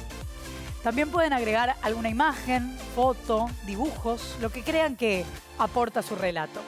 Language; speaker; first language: Spanish; native; Spanish